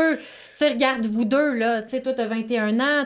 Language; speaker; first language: French; native; French